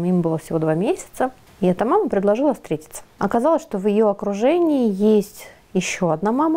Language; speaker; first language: Russian; native; Russian